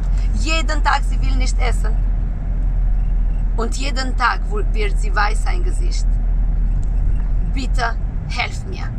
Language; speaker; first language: German; non-native, learner; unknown